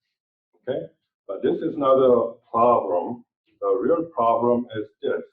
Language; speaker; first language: English; non-native, fluent; Korean